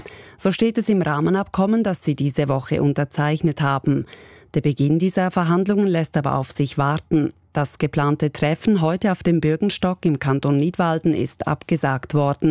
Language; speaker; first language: German; native; German